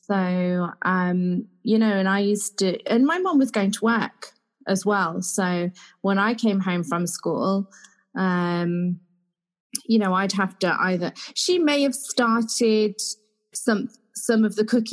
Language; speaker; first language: English; native; English